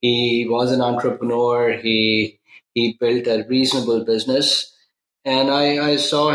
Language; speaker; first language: English; non-native, local second language; Urdu